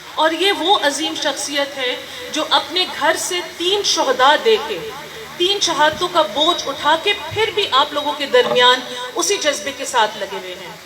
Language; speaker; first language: Urdu; non-native, local second language; Northern Hindko